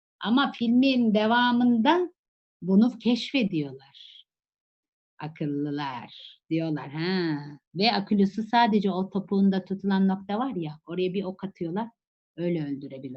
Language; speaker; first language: Turkish; native; Turkish